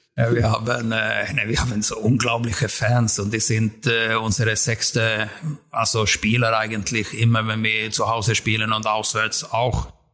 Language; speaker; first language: German; non-native, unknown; Swedish